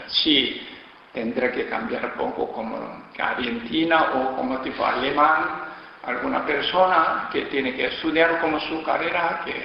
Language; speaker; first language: Spanish; non-native, learner; Korean